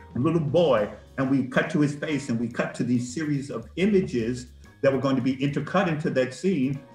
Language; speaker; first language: English; native; English